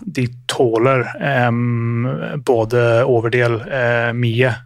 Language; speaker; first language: Norwegian; non-native, fluent; English